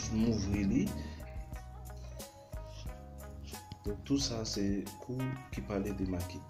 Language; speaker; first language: French; non-native, learner; Haitian Creole